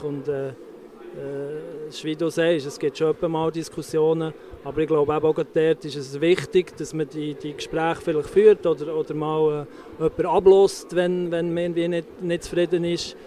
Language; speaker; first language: German; native; German